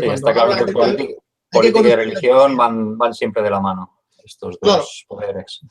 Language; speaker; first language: Spanish; native; Spanish